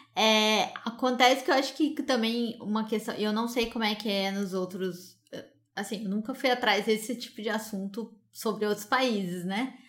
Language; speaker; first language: Portuguese; native; Portuguese